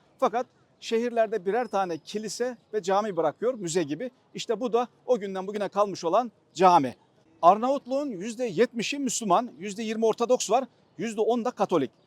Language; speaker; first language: Turkish; native; Turkish